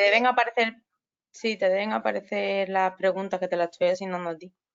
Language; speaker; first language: Spanish; native; Spanish